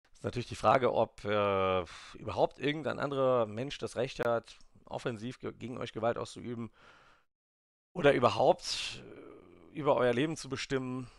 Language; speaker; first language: German; native; German